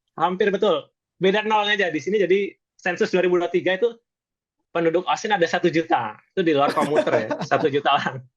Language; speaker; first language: Indonesian; native; Indonesian